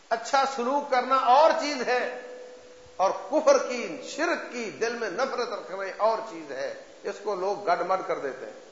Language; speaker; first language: Urdu; native; Urdu